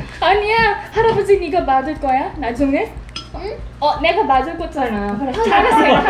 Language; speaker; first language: Korean; non-native, local second language; Filipino